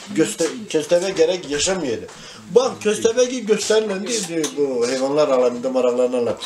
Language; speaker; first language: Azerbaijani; non-native, local second language; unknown